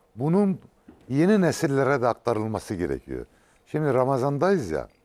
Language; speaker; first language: Turkish; native; Turkish